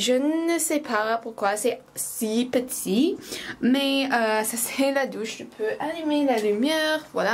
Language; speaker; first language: French; non-native, learner; English